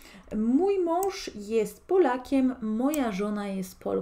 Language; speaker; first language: Polish; non-native, fluent; Spanish